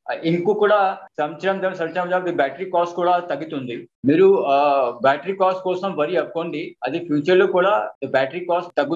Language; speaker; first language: Telugu; non-native, local second language; Hindi